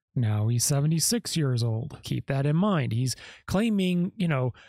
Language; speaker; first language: English; native; English